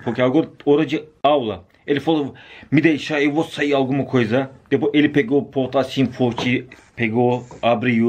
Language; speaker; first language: Portuguese; non-native, learner; Turkish